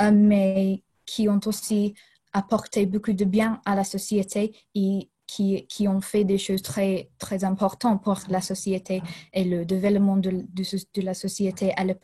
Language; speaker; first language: French; non-native, fluent; English